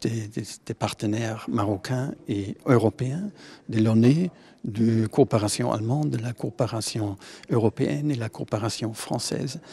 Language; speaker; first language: French; non-native, fluent; German